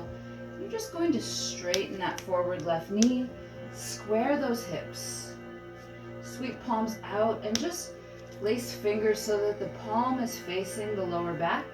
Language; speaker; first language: English; native; English